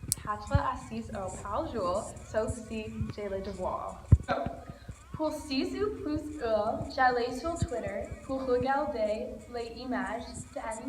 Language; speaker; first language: French; non-native, learner; English